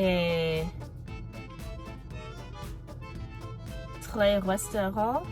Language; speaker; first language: French; non-native, learner; English